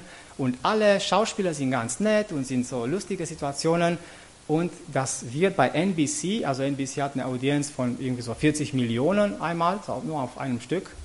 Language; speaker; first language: German; non-native, fluent; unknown